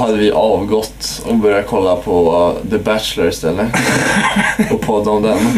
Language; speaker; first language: Swedish; native; Swedish